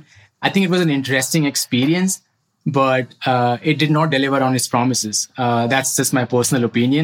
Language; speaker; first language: English; non-native, local second language; Hindi